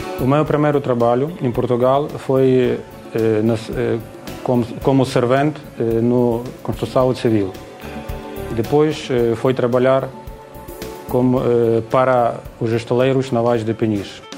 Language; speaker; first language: Portuguese; non-native, learner; Ukrainian